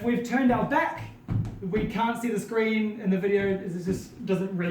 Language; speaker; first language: English; native; English